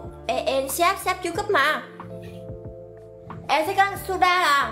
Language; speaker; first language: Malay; non-native, learner; Vietnamese